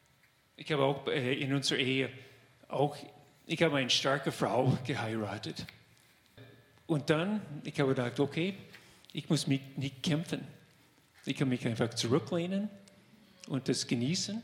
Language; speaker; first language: German; non-native, fluent; English